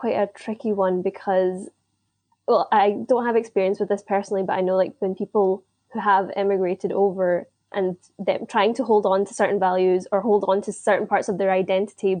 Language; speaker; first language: English; native; English